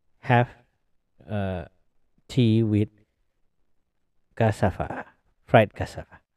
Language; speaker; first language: English; non-native, learner; Indonesian